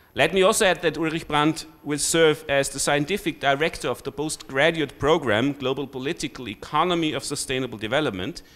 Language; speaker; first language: English; non-native, fluent; German